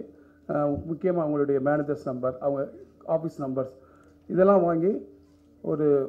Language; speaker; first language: Tamil; native; Tamil